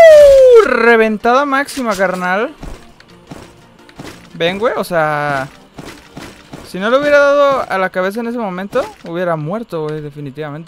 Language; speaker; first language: Spanish; native; Spanish